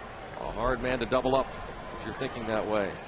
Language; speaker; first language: English; native; English